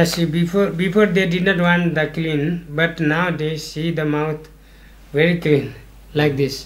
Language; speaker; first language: English; non-native, learner; Nepali